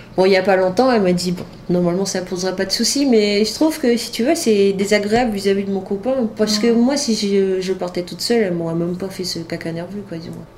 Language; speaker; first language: French; native; French